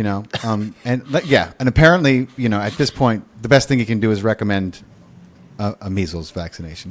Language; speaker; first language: English; native; English